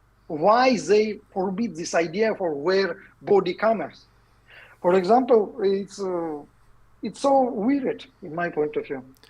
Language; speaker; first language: English; non-native, learner; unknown